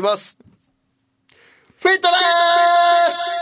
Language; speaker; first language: Japanese; native; Japanese